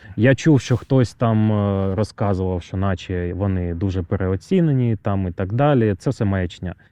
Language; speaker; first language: Ukrainian; native; Ukrainian